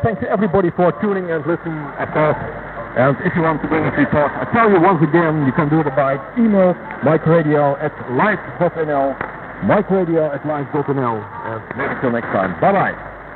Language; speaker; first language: English; non-native, fluent; Dutch